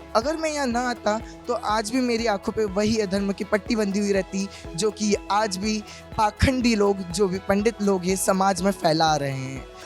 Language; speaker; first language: Hindi; native; Hindi